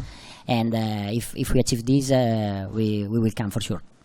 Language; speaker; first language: English; non-native, fluent; Italian